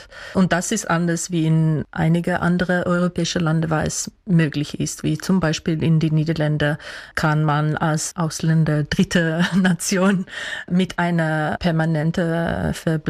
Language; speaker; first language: German; non-native, fluent; Dutch